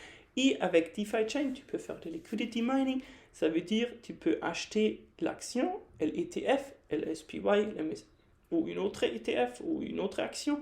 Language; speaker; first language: French; non-native, fluent; German